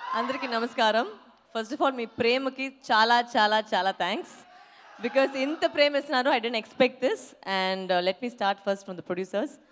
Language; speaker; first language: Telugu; non-native, fluent; Tamil